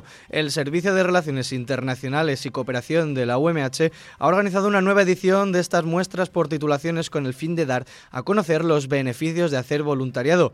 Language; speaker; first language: Spanish; native; Spanish